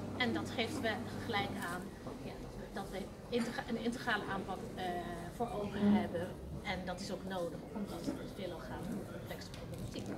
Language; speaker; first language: Dutch; native; Dutch